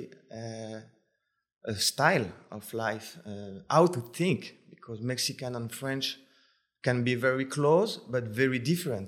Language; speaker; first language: English; non-native, fluent; French